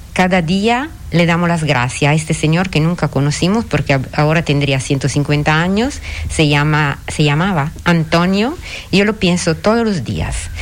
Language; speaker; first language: Spanish; non-native, fluent; Italian